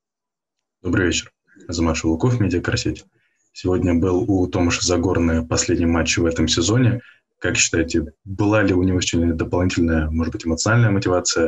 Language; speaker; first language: Russian; native; Russian